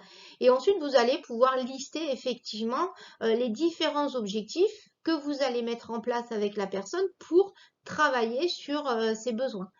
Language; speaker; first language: French; native; French